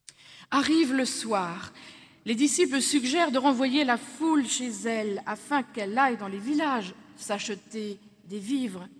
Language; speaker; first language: French; native; French